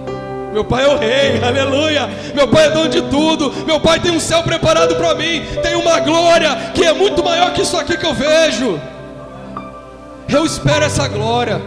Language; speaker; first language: Portuguese; native; Portuguese